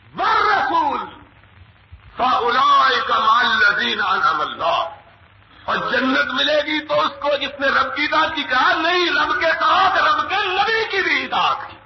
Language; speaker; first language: Urdu; non-native, local second language; Punjabi